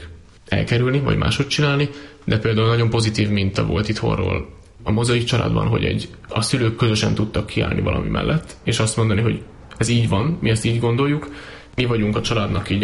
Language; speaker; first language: Hungarian; native; Hungarian